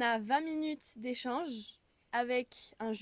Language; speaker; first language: French; native; French